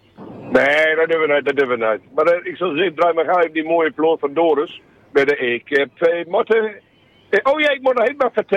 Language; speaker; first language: Dutch; native; Dutch